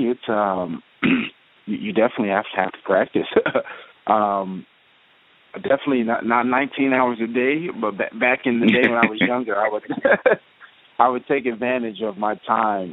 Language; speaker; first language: English; native; English